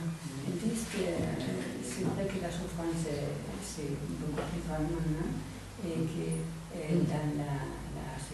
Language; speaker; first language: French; non-native, fluent; Spanish